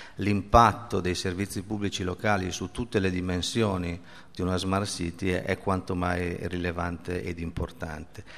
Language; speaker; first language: Italian; native; Italian